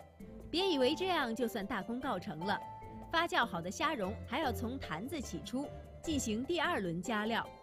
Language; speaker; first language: Chinese; native; Chinese